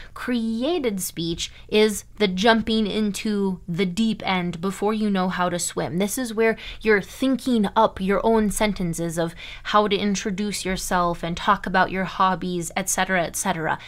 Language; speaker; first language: English; native; English